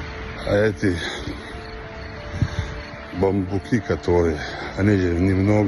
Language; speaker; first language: Russian; non-native, local second language; Chechen